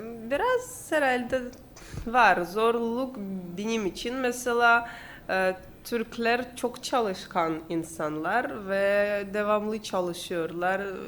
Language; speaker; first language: Turkish; non-native, fluent; Russian